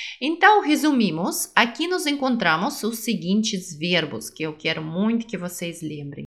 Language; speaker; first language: Portuguese; non-native, fluent; Russian